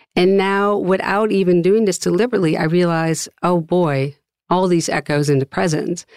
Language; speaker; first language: English; non-native, fluent; Dutch